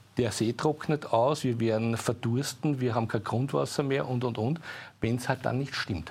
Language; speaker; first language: German; native; German